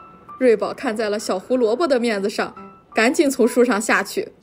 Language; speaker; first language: Chinese; native; Chinese